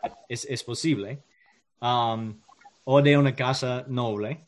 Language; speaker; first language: Spanish; non-native, learner; English